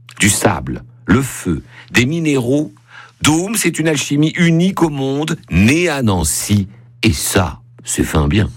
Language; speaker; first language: French; native; French